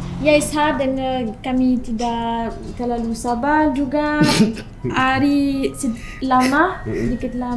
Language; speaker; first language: Indonesian; non-native, learner; French